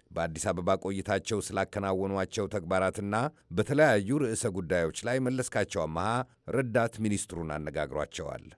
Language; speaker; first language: Amharic; native; Amharic